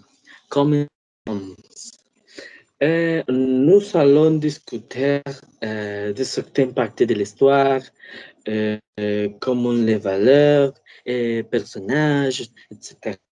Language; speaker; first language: French; non-native, learner; Spanish